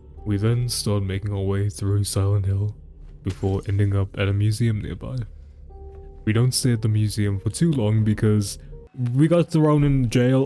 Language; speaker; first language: English; native; English